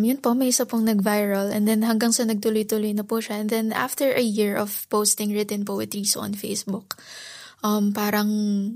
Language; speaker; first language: English; non-native, local second language; Filipino